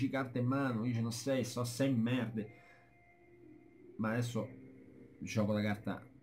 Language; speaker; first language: Italian; native; Italian